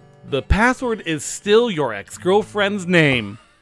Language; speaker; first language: English; native; English